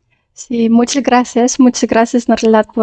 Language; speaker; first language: Spanish; non-native, fluent; Russian